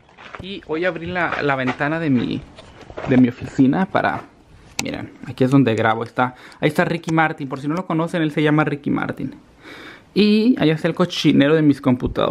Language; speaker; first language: Spanish; native; Spanish